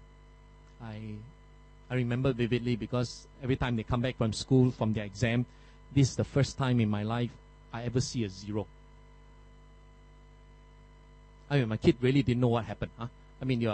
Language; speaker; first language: English; non-native, local second language; Min Nan Chinese